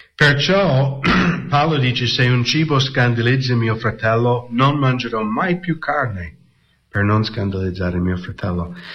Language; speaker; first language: Italian; non-native, fluent; English